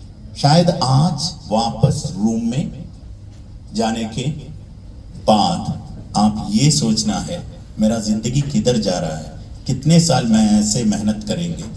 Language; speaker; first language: Hindi; non-native, learner; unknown